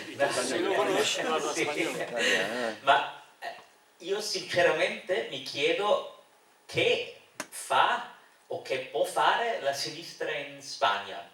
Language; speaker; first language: Italian; non-native, fluent; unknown